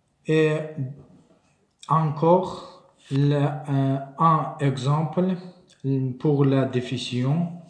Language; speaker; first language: French; non-native, learner; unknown